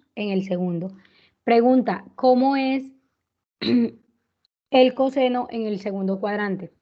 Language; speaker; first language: Spanish; native; Spanish